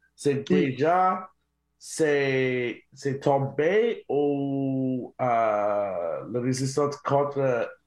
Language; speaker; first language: French; non-native, learner; English